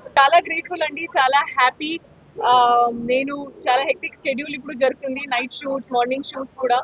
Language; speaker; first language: Telugu; non-native, local second language; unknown